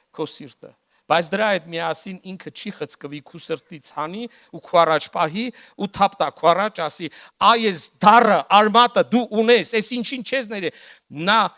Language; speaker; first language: Armenian; native; Armenian